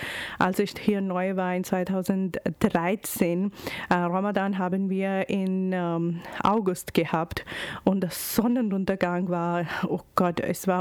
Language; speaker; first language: German; non-native, fluent; Urdu